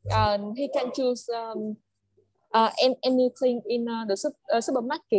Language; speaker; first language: English; non-native, learner; Vietnamese